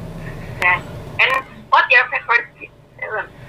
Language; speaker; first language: English; non-native, learner; Indonesian